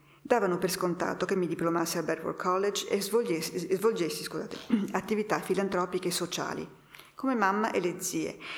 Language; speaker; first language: Italian; native; Italian